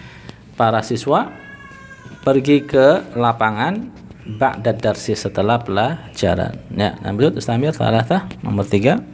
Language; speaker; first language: Indonesian; native; Indonesian